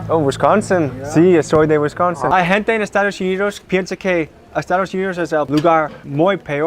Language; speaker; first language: Spanish; non-native, learner; English